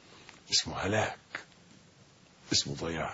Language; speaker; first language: Arabic; native; Arabic